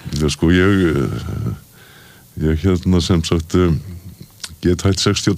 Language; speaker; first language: Icelandic; native; Icelandic